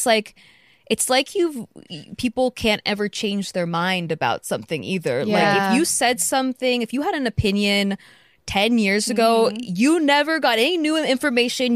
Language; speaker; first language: English; native; English